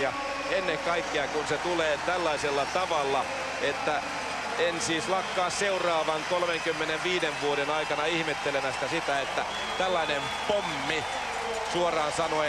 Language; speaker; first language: Finnish; native; Finnish